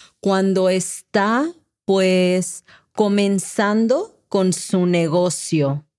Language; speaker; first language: Spanish; early bilingual, heritage; Spanish